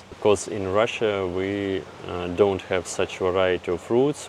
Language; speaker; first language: English; non-native, fluent; Russian